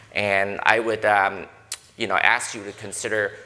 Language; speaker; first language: English; native; English